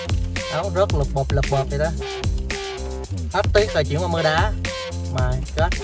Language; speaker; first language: Vietnamese; native; Vietnamese